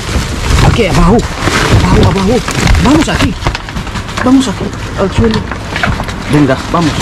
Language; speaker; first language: Spanish; non-native, learner; Filipino